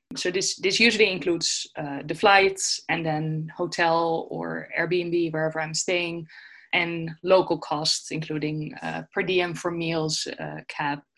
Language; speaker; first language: English; non-native, fluent; Dutch